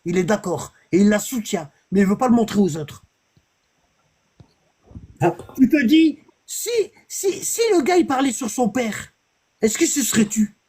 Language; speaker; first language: French; native; French